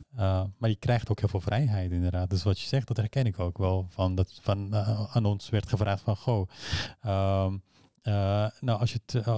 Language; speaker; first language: Dutch; early bilingual, other home language; Persian